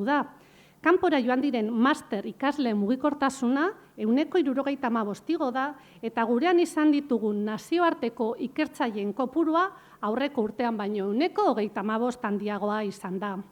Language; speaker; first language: Basque; native; Basque